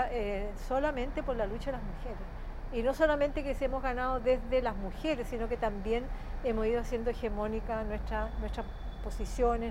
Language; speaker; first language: Spanish; native; Spanish